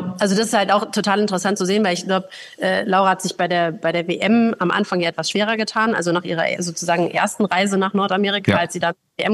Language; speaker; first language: German; native; German